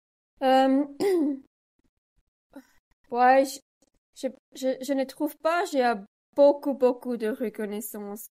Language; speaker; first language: French; non-native, learner; Swiss German